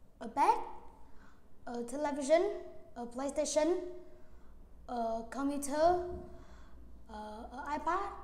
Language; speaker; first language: English; non-native, learner; Vietnamese